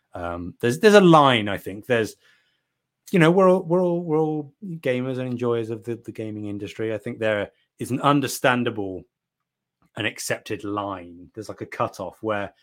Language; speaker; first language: English; native; English